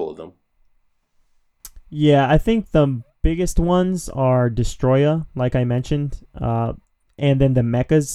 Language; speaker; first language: English; native; English